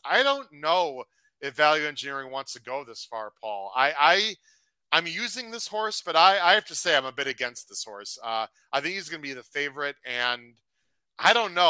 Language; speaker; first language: English; native; English